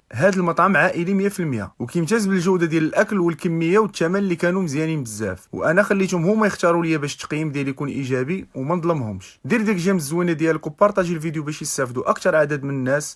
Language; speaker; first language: Arabic; native; Arabic